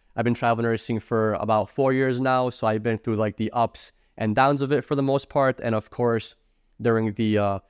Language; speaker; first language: English; native; English